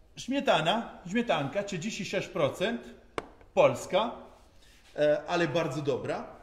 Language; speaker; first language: Polish; non-native, learner; Italian